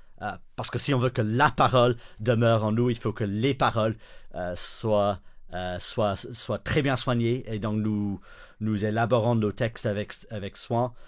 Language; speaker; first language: French; non-native, fluent; English